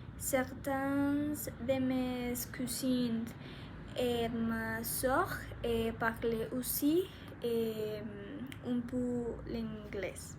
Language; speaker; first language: French; non-native, learner; Spanish